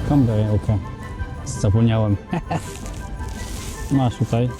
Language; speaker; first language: Polish; non-native, learner; French